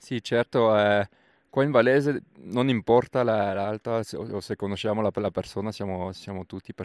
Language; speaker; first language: Italian; non-native, local second language; German